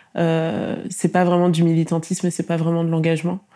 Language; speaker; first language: French; native; French